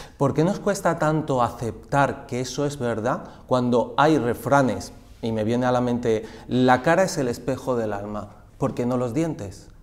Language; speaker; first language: Spanish; native; Spanish